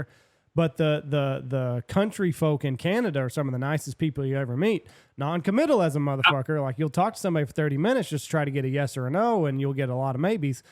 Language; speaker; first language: English; native; English